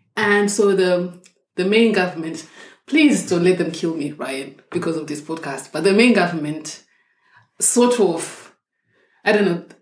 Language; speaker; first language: English; non-native, local second language; Shona